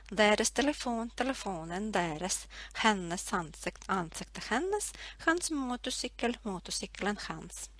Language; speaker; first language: Norwegian; non-native, fluent; Latvian